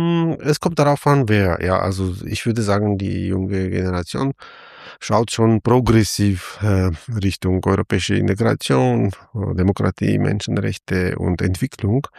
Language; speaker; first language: German; non-native, fluent; Armenian